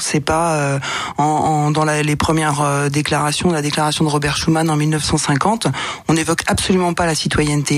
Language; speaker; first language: French; native; French